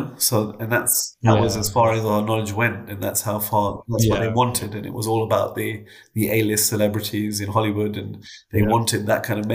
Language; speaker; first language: English; native; English